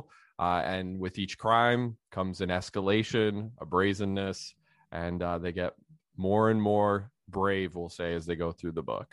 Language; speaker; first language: English; native; English